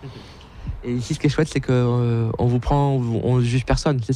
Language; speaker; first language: French; native; French